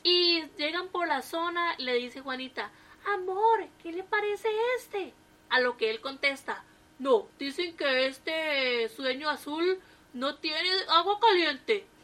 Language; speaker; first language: Spanish; native; Spanish